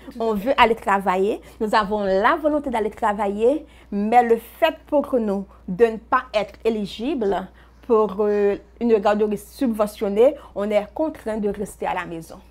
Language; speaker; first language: French; non-native, local second language; Haitian Creole